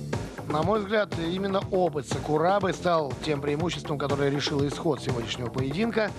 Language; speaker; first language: Russian; native; Russian